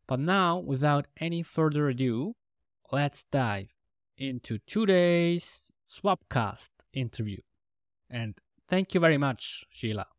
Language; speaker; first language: English; non-native, fluent; Swiss German